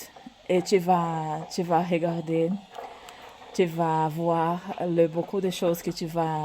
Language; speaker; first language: French; non-native, learner; Portuguese